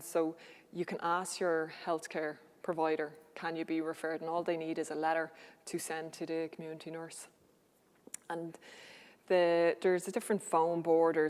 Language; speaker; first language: English; native; English